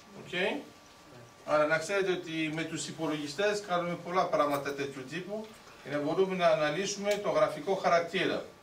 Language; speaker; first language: Greek; early bilingual, heritage; Greek